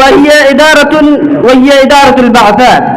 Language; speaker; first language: Arabic; non-native, learner; Bangla